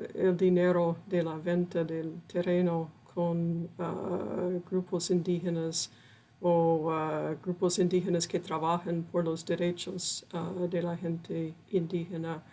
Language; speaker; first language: Spanish; non-native, fluent; English